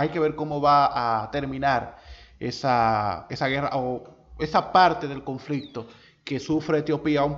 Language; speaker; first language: Spanish; native; Spanish